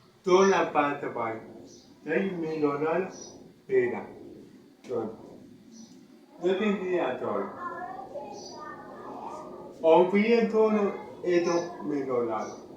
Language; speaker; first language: Spanish; non-native, learner; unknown